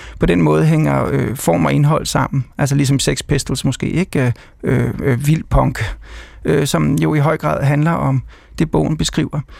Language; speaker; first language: Danish; native; Danish